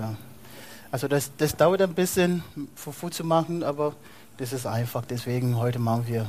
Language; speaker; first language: German; non-native, fluent; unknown